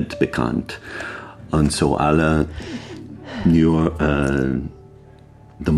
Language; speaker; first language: German; non-native, learner; English